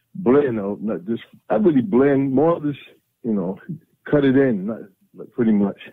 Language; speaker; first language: English; native; English